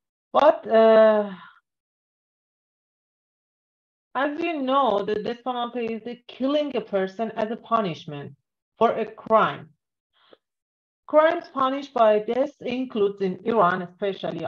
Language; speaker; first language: English; non-native, learner; Persian